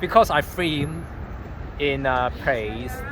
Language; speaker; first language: English; non-native, learner; Cantonese